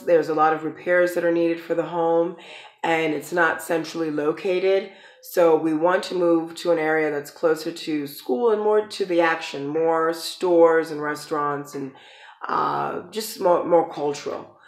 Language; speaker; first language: English; native; English